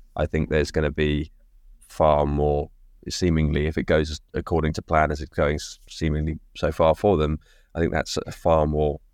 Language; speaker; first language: English; native; English